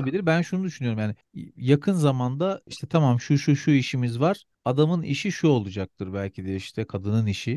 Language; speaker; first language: Turkish; native; Turkish